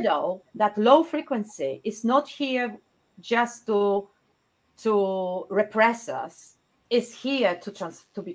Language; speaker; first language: English; non-native, fluent; Polish